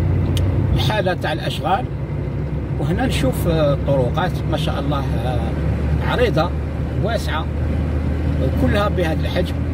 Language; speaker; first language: Arabic; native; Arabic